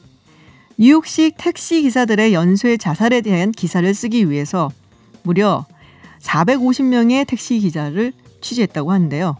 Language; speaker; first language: Korean; native; Korean